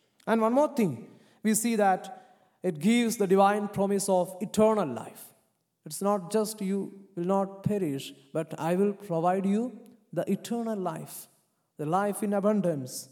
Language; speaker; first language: English; non-native, local second language; Malayalam